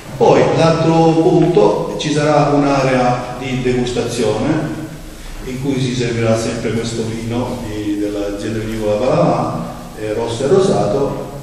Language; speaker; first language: Italian; native; Italian